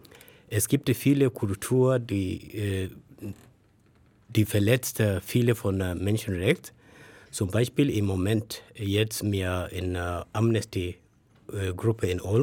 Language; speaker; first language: German; non-native, learner; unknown